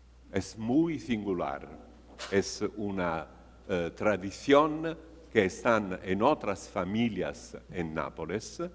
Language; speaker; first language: Spanish; non-native, fluent; Italian